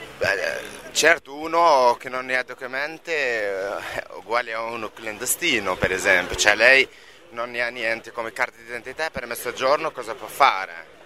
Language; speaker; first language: Italian; non-native, learner; Arabic